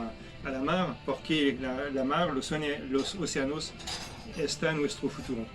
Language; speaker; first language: Spanish; non-native, learner; French